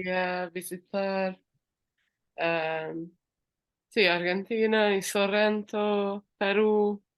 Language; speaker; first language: Spanish; non-native, learner; English